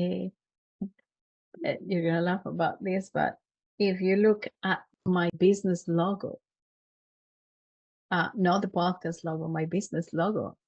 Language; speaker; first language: English; non-native, fluent; Spanish